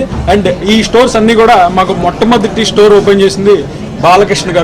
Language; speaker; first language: Telugu; native; Telugu